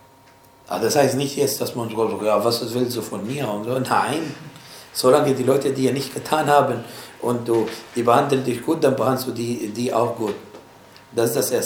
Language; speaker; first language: German; non-native, fluent; Arabic